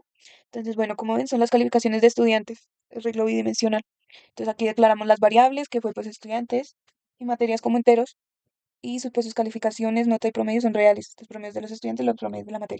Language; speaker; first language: Spanish; native; Spanish